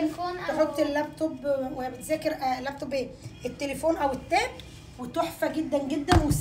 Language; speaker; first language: Arabic; native; Arabic